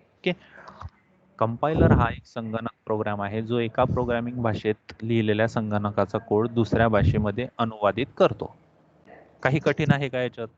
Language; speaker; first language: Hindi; non-native, local second language; Marathi